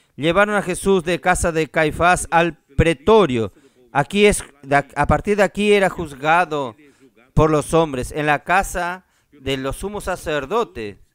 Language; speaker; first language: Spanish; non-native, fluent; Portuguese